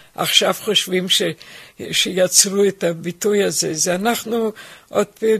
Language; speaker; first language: Hebrew; non-native, fluent; German